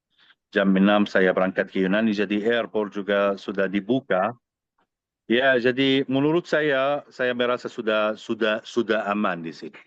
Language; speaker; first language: Indonesian; non-native, fluent; Arabic